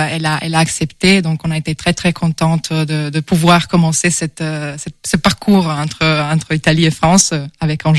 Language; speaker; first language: French; non-native, fluent; Italian